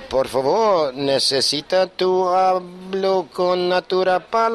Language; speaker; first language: Spanish; non-native, learner; German